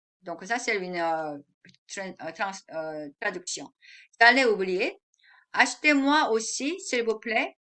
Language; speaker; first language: French; non-native, fluent; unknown